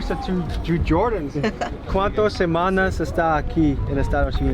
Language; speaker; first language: Spanish; non-native, learner; English